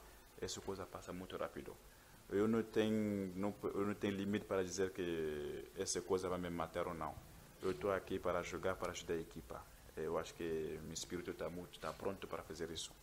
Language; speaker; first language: Portuguese; non-native, learner; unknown